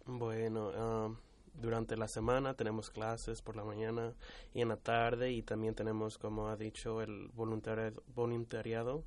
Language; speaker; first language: Spanish; early bilingual, heritage; Spanish